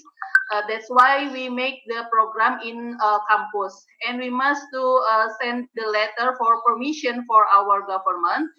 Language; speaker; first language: English; non-native, learner; Indonesian